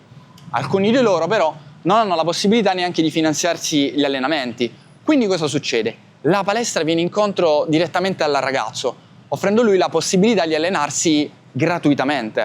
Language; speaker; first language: Italian; native; Italian